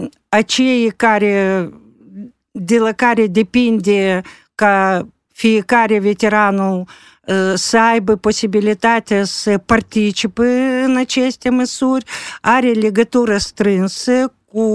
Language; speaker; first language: Romanian; non-native, local second language; Russian